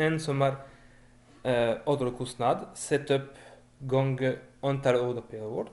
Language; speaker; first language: Norwegian; non-native, fluent; French